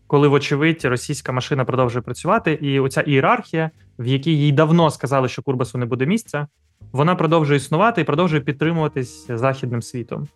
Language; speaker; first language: Ukrainian; native; Ukrainian